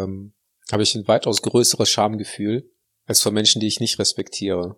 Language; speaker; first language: German; native; German